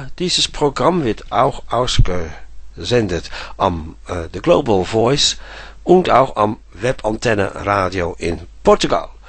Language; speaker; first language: German; non-native, fluent; Dutch